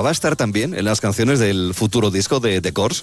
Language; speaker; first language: Spanish; native; Spanish